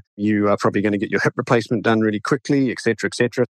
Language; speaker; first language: English; native; English